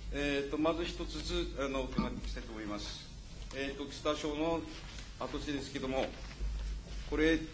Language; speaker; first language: Japanese; native; Japanese